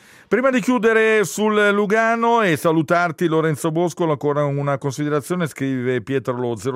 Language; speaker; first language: Italian; native; Italian